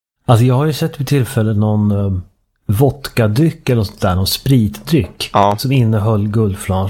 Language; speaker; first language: Swedish; native; Swedish